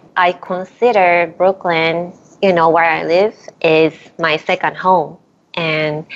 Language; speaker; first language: English; non-native, fluent; Japanese